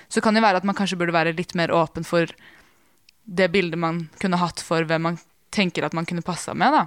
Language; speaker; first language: Norwegian; early bilingual, other home language; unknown